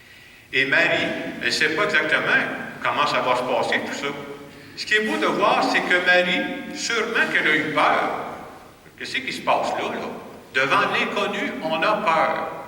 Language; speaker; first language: French; native; French